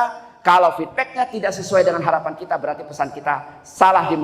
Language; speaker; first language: Indonesian; native; Indonesian